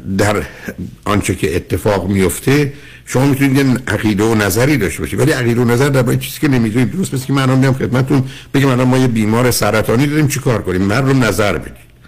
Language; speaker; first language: Persian; native; Persian